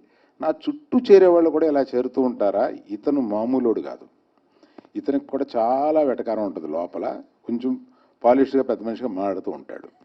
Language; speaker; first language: Telugu; native; Telugu